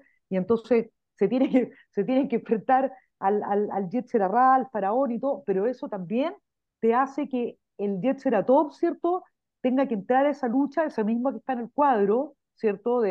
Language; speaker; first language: Spanish; native; Spanish